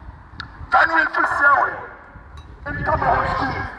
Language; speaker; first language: German; non-native, fluent; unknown